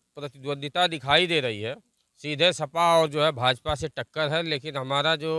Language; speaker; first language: Hindi; native; Hindi